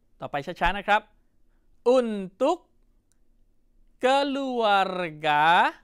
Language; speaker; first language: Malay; non-native, fluent; Thai